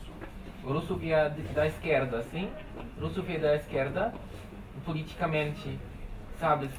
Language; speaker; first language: Portuguese; non-native, learner; Polish